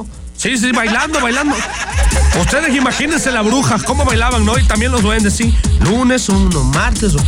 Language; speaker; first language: Spanish; native; Spanish